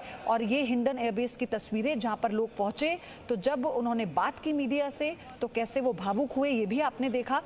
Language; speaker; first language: Hindi; native; Hindi